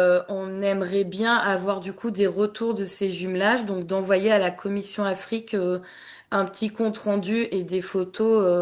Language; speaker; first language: French; native; French